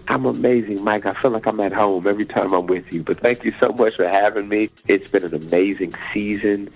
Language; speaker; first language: English; native; English